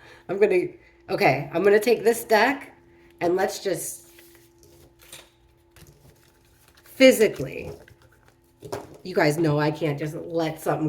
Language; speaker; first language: English; native; English